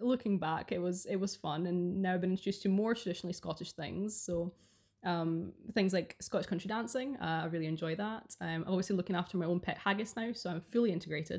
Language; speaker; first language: English; early bilingual, other home language; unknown